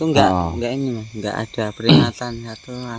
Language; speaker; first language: Indonesian; native; Indonesian